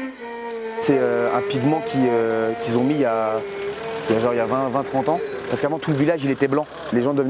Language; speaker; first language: French; native; French